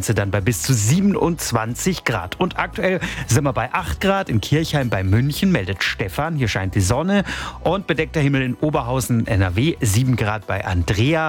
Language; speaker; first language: German; native; German